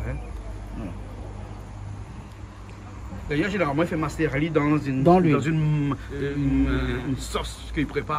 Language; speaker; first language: French; non-native, local second language; Réunion Creole French